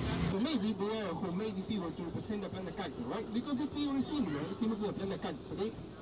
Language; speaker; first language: English; non-native, learner; Spanish